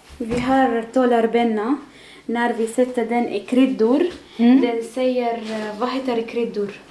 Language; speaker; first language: Swedish; non-native, learner; Arabic